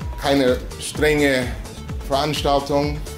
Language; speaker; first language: German; non-native, fluent; English